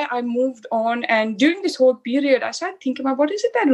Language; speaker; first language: English; non-native, local second language; Hindi